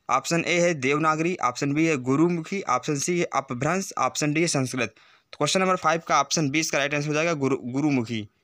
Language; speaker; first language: Hindi; native; Hindi